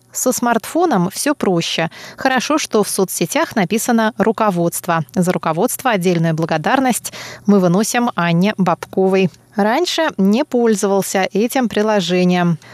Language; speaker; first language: Russian; non-native, fluent; Chinese